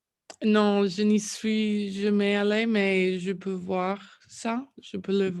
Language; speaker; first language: French; non-native, learner; English